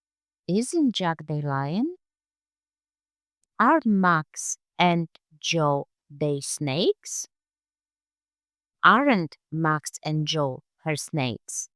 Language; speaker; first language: English; non-native, fluent; Polish